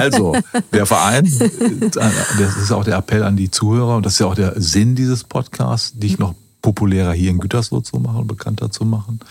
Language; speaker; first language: German; native; German